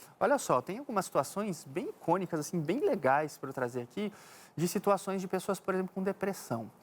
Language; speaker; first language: Portuguese; native; Portuguese